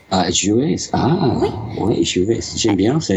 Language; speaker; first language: French; non-native, learner; English